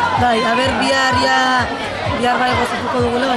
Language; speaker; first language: Basque; non-native, local second language; Spanish